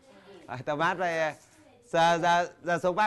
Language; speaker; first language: Vietnamese; native; Vietnamese